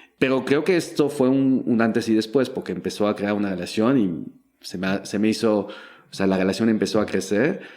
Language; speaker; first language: Spanish; non-native, fluent; French